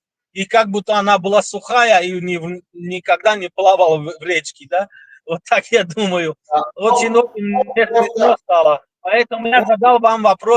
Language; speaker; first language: Russian; non-native, local second language; Tajik